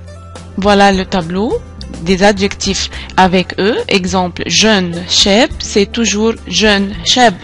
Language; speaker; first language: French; non-native, fluent; Arabic